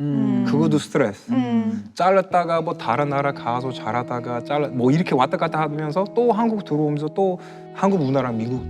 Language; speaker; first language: Korean; early bilingual, heritage; English